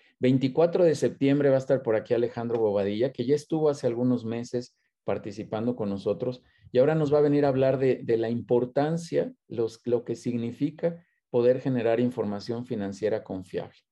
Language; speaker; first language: Spanish; native; Spanish